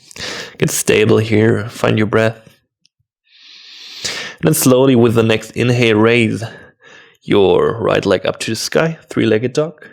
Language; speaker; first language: English; non-native, fluent; German